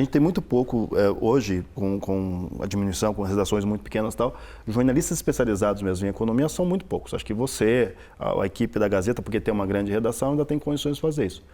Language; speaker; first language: Portuguese; native; Portuguese